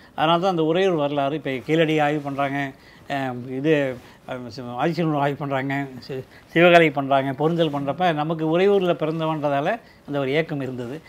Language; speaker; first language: Tamil; native; Tamil